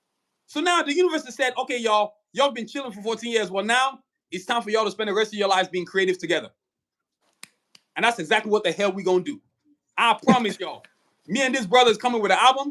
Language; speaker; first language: English; native; English